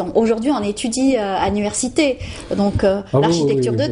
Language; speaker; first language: French; native; French